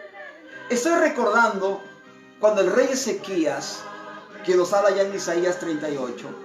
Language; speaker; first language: Spanish; native; Spanish